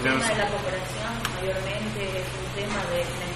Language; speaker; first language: Spanish; native; Spanish